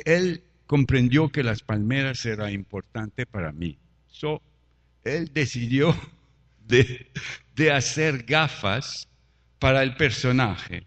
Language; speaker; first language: Spanish; non-native, fluent; French